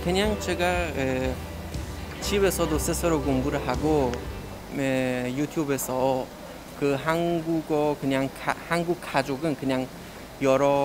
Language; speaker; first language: Korean; non-native, learner; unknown